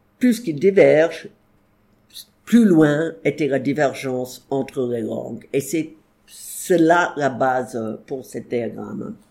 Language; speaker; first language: French; non-native, fluent; English